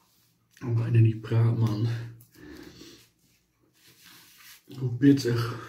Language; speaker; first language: Dutch; non-native, learner; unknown